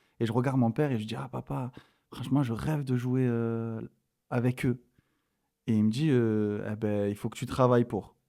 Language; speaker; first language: French; native; French